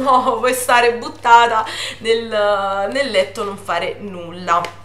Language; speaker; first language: Italian; native; Italian